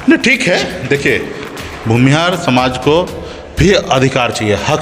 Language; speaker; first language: Hindi; native; Hindi